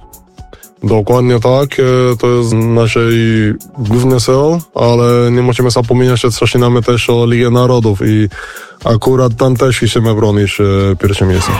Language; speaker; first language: Polish; non-native, fluent; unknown